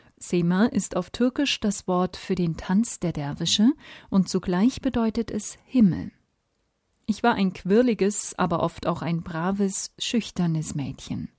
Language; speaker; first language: German; native; German